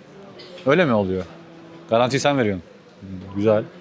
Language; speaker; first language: Turkish; native; Turkish